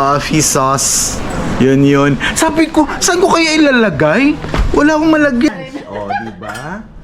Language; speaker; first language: Filipino; non-native, local second language; Hiligaynon